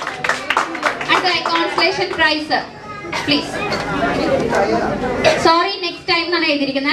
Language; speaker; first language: Malayalam; native; Malayalam